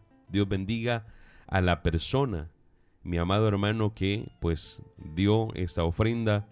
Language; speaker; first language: Spanish; native; Spanish